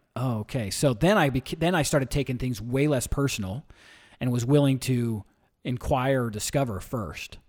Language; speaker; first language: English; native; English